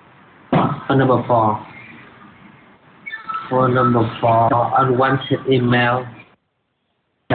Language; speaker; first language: English; non-native, learner; Vietnamese